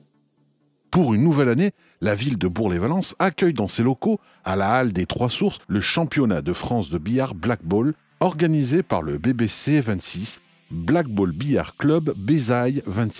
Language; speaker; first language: French; native; French